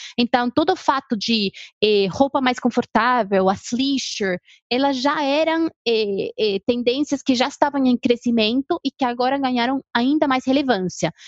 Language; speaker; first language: Portuguese; non-native, fluent; Spanish